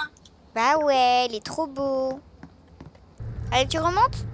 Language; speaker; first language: French; native; French